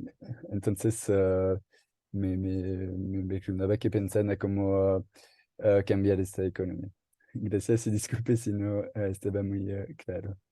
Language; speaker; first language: Spanish; non-native, learner; French